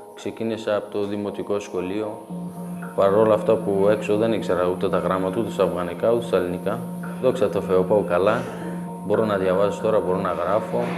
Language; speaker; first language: Greek; non-native, learner; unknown